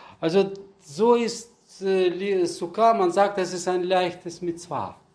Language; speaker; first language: German; early bilingual, heritage; German